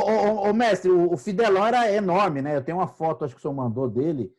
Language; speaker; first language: Portuguese; native; Portuguese